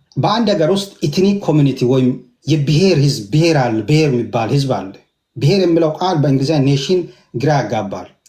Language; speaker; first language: Amharic; non-native, local second language; Hadiyya